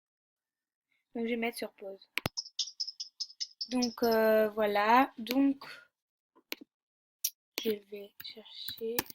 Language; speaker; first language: French; native; French